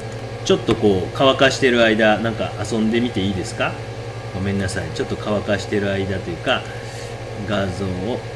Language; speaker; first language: Japanese; native; Japanese